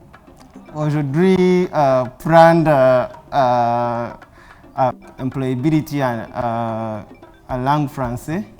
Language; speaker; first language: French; non-native, learner; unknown